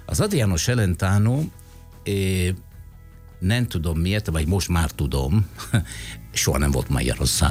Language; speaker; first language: Hungarian; non-native, fluent; Italian